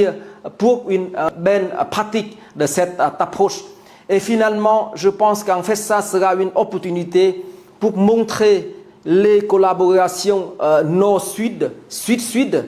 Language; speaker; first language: French; non-native, fluent; Vietnamese